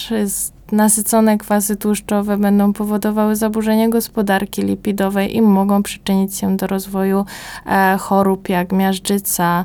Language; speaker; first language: Polish; native; Polish